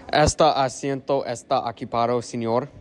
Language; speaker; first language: Spanish; non-native, learner; English